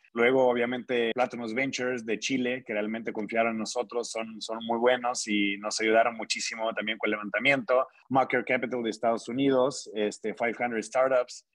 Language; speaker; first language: Spanish; non-native, fluent; Russian